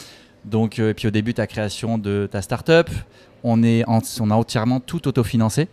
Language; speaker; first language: French; native; French